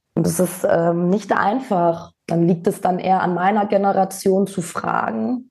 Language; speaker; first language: German; early bilingual, other home language; Bosnian